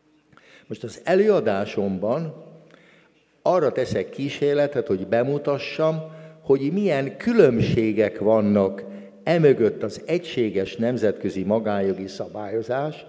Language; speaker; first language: Hungarian; native; Hungarian